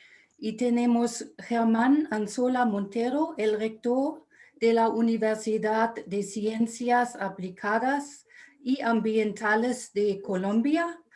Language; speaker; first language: Spanish; non-native, fluent; German